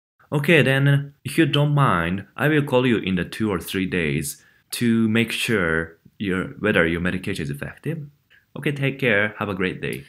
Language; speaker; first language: English; non-native, fluent; Japanese